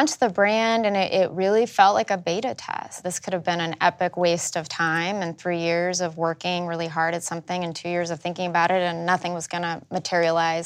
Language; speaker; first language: English; early bilingual, other home language; Spanish